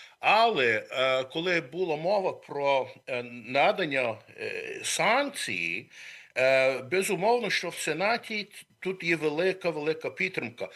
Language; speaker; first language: Ukrainian; early bilingual, heritage; Ukrainian